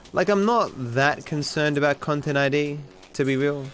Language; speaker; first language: English; native; English